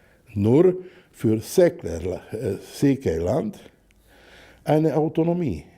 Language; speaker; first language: German; non-native, learner; Hungarian